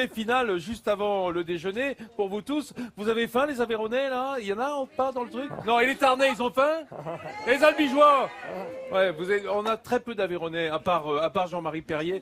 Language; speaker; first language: French; native; French